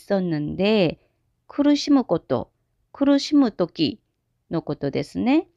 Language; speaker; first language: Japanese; non-native, fluent; Korean